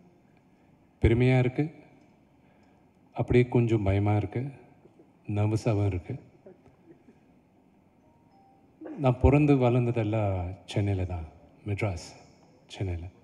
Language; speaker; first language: Tamil; non-native, local second language; Telugu